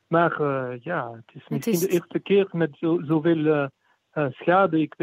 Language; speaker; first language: Dutch; non-native, fluent; French